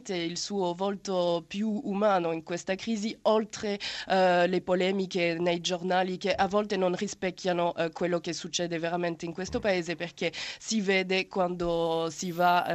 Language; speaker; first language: Italian; non-native, fluent; French